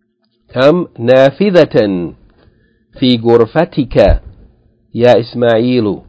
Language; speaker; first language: Arabic; non-native, fluent; English